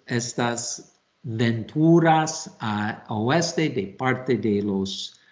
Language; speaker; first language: Spanish; non-native, fluent; English